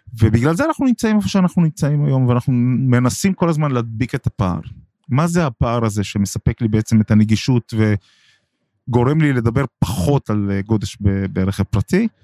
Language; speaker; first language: Hebrew; non-native, local second language; Arabic